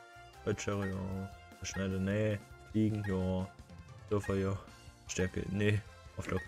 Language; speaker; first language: German; native; German